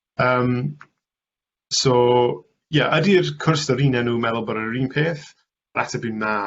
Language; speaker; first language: Welsh; non-native, local second language; English